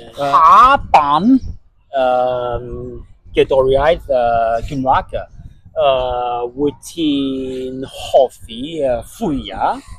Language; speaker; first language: Welsh; non-native, learner; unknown